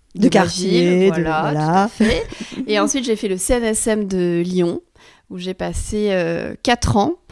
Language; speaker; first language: French; native; French